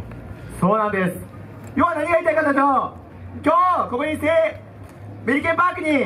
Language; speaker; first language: Japanese; native; Japanese